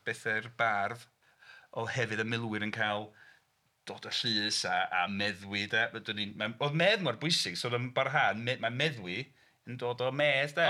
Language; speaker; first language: Welsh; non-native, fluent; English